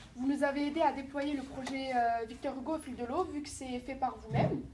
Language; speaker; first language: French; native; French